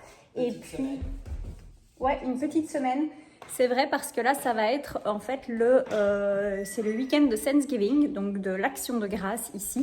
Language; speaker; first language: French; native; French